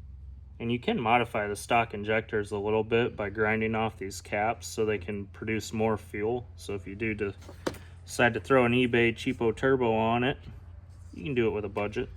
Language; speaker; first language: English; native; English